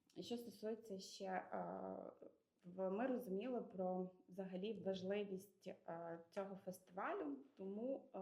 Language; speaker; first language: Ukrainian; native; Ukrainian